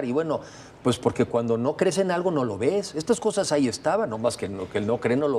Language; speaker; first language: Spanish; native; Spanish